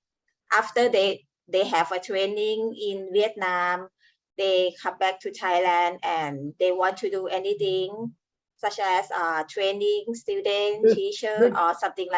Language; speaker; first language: English; non-native, learner; Thai